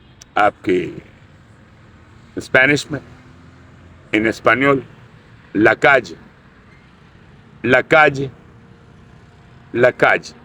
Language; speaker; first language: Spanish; non-native, fluent; Urdu